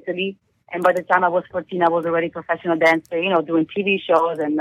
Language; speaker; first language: English; non-native, fluent; Italian